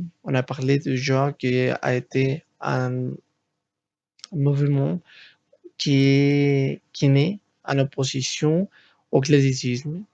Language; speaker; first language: French; non-native, learner; Spanish